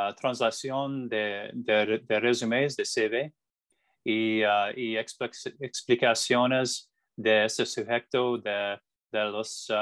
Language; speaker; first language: Spanish; non-native, learner; English